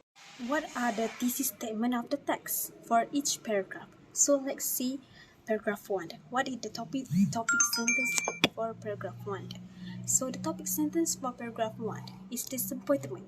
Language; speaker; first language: English; non-native, fluent; Malay